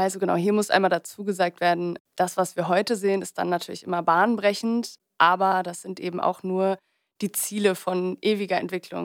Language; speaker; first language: German; native; German